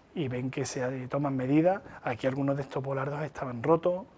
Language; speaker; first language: Spanish; native; Spanish